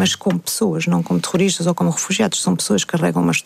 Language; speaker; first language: Portuguese; native; Portuguese